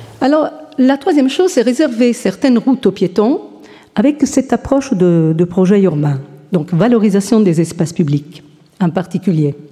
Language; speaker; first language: French; non-native, fluent; Italian